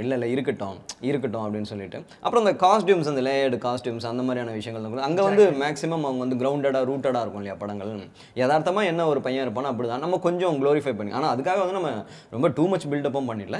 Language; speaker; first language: Tamil; native; Tamil